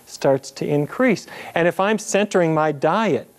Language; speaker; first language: English; native; English